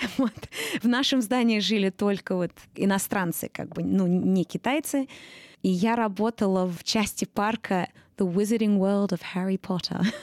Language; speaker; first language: Russian; early bilingual, heritage; Russian